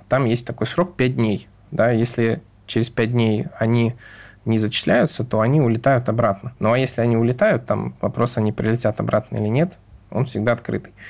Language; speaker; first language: Russian; native; Russian